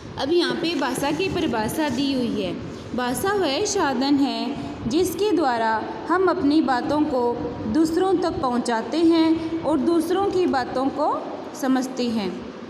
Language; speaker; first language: Hindi; native; Hindi